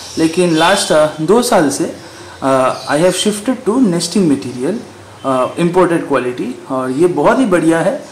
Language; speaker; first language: Hindi; non-native, local second language; Bangla